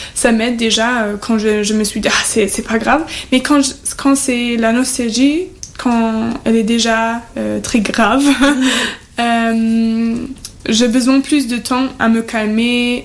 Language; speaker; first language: French; non-native, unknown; German